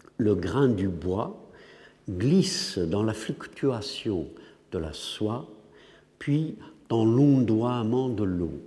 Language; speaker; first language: French; non-native, fluent; English